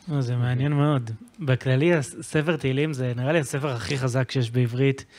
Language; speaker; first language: Hebrew; native; Hebrew